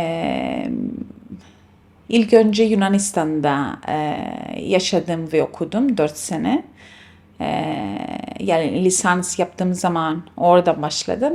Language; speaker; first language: Turkish; non-native, fluent; Greek